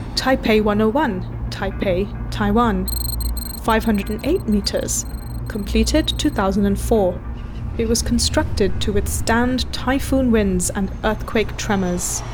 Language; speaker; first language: English; non-native, local second language; Hindi